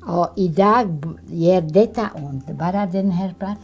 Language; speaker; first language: Swedish; non-native, fluent; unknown